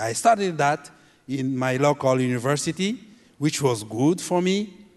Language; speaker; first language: English; non-native, fluent; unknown